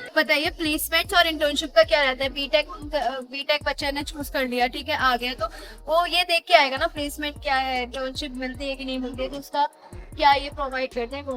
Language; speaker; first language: Hindi; native; Hindi